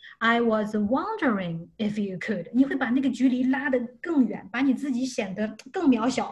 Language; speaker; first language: Chinese; native; Chinese